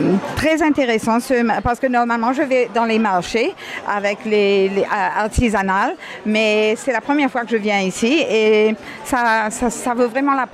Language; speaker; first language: French; non-native, local second language; Morisyen